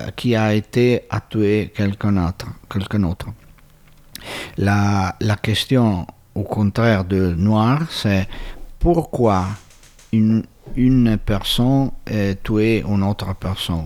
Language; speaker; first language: French; non-native, fluent; Italian